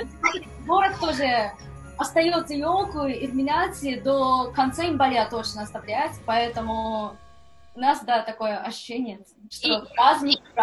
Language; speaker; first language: Russian; non-native, fluent; Japanese